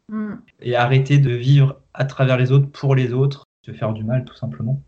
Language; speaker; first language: French; native; French